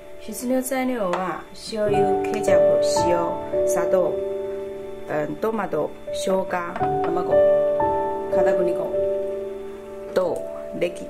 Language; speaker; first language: Japanese; non-native, learner; Chinese